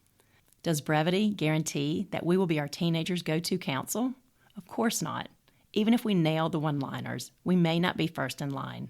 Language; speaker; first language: English; native; English